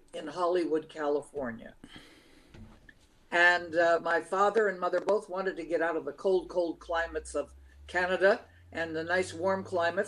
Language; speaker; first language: English; early bilingual, other home language; Lithuanian